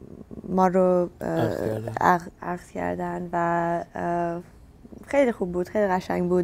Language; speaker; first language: Persian; early bilingual, heritage; Persian